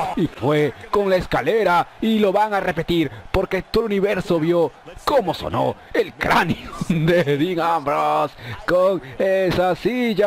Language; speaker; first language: Spanish; native; Spanish